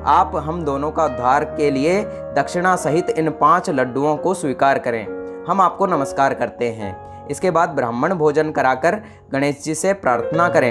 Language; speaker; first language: Hindi; native; Hindi